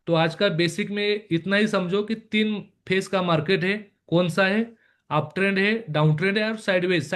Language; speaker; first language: Hindi; non-native, local second language; Marathi